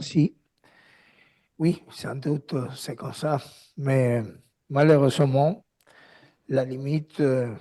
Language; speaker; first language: French; non-native, learner; Spanish